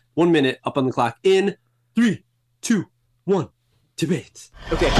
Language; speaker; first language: English; native; English